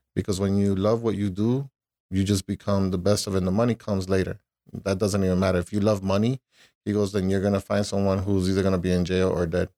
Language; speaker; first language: English; early bilingual, other home language; Spanish